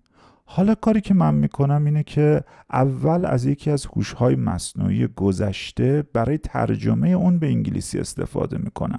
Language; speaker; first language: Persian; native; Persian